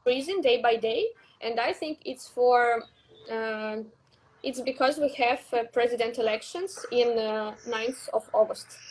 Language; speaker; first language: English; non-native, learner; Russian